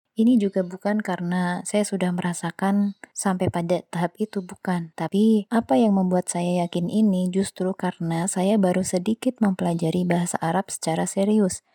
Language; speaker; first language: Indonesian; non-native, local second language; Javanese